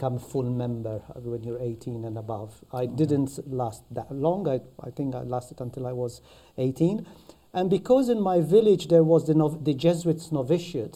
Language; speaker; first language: English; non-native, fluent; Maltese